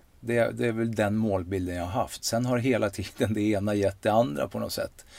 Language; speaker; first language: Swedish; native; Swedish